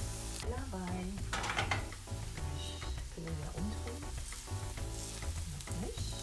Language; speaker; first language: German; non-native, fluent; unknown